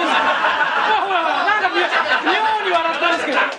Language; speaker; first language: Japanese; native; Japanese